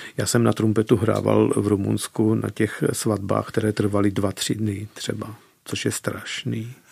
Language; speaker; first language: Czech; early bilingual, heritage; Czech